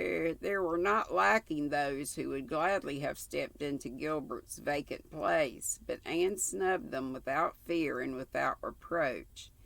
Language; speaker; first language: English; native; English